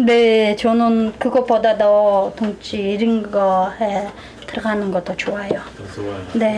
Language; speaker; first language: Korean; non-native, learner; Kyrgyz